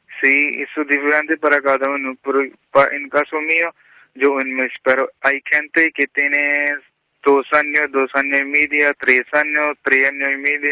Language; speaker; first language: Spanish; non-native, learner; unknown